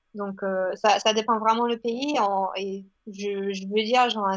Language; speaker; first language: French; non-native, fluent; English